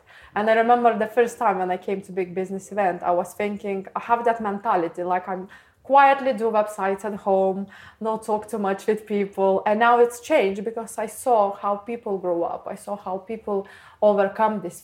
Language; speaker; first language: English; non-native, learner; Lithuanian